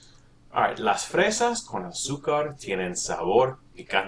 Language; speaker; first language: Spanish; non-native, fluent; English